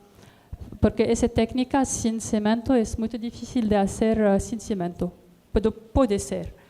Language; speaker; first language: Spanish; non-native, learner; Arabic